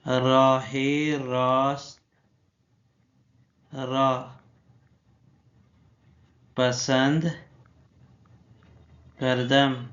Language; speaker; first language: Persian; non-native, fluent; Urdu